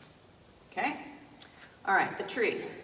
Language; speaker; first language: English; native; English